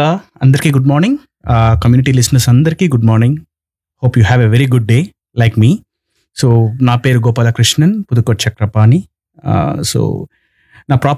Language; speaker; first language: Telugu; non-native, local second language; Tamil